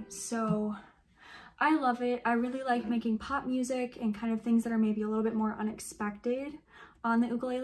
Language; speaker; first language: English; native; English